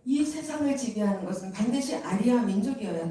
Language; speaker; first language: Korean; native; Korean